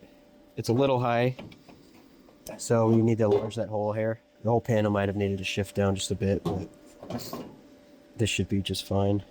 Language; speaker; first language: English; native; English